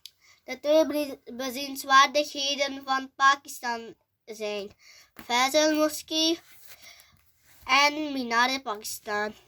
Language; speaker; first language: Dutch; early bilingual, other home language; Urdu